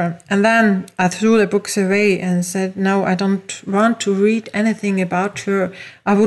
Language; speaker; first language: English; non-native, fluent; German